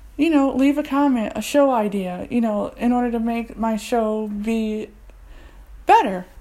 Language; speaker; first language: English; native; English